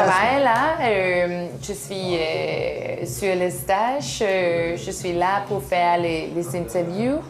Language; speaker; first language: French; non-native, learner; Danish